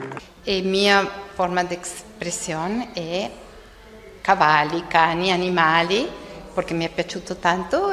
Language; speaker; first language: Italian; non-native, learner; Spanish